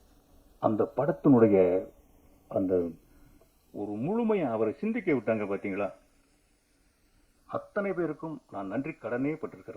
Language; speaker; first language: Tamil; native; Tamil